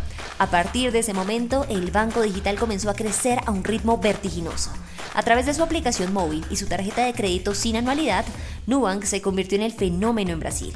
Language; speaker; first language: Spanish; native; Spanish